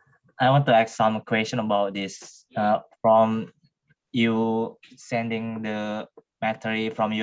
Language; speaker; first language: English; non-native, learner; Indonesian